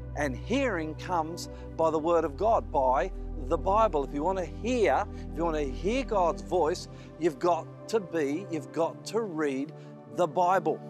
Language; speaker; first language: English; native; English